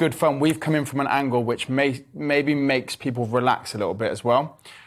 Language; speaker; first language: English; native; English